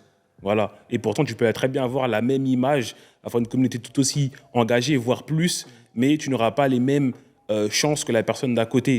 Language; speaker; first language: French; native; French